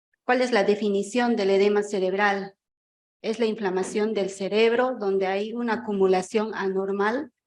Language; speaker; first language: Spanish; native; Spanish